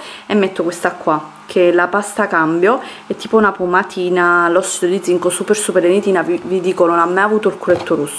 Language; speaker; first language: Italian; native; Italian